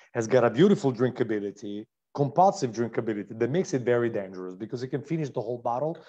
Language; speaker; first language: English; non-native, fluent; Italian